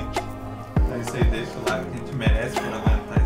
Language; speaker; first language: Portuguese; native; Portuguese